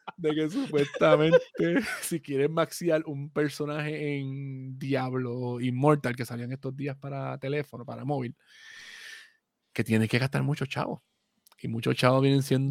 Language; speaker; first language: Spanish; native; Spanish